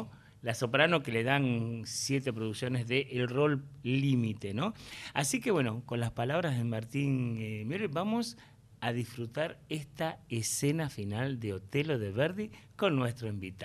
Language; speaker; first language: Spanish; native; Spanish